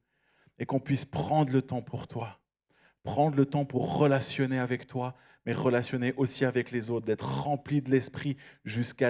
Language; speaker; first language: French; native; French